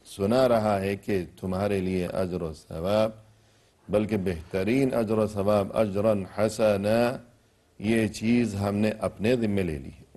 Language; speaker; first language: Urdu; native; Urdu